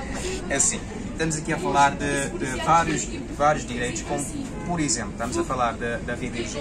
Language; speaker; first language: Portuguese; non-native, local second language; Kabuverdianu